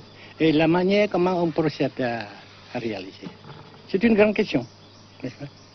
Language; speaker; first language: French; non-native, fluent; Vietnamese